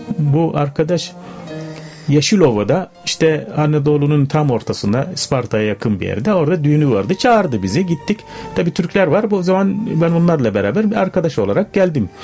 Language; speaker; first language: Turkish; non-native, fluent; Arabic